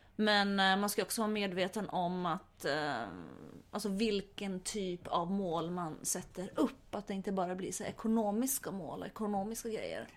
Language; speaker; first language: Swedish; native; Swedish